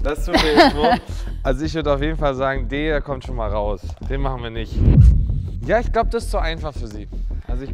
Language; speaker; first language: German; native; German